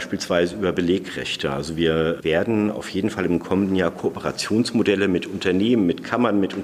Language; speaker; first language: German; native; German